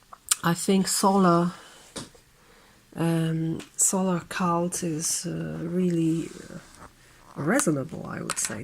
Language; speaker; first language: English; non-native, fluent; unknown